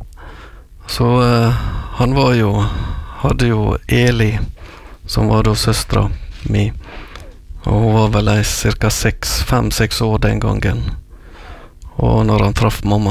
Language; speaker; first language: Norwegian; native; Norwegian